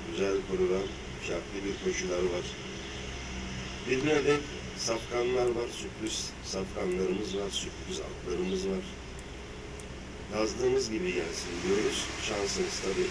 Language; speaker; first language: Turkish; native; Turkish